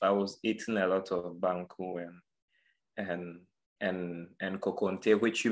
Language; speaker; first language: English; non-native, local second language; Akan